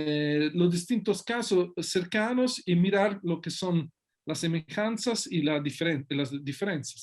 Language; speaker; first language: Spanish; non-native, fluent; Italian